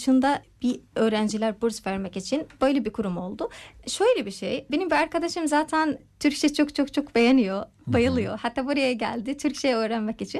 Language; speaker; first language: Turkish; non-native, learner; Arabic